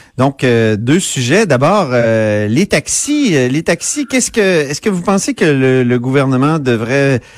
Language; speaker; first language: French; native; French